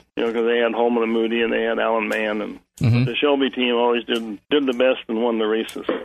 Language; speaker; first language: English; native; English